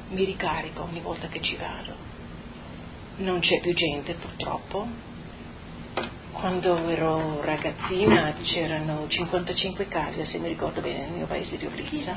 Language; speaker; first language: Italian; native; Italian